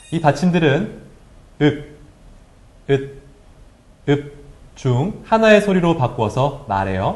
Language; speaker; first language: Korean; native; Korean